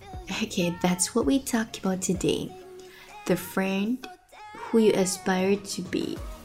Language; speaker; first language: English; non-native, fluent; Chinese